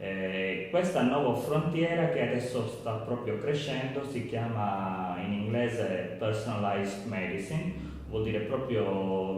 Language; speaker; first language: Italian; non-native, learner; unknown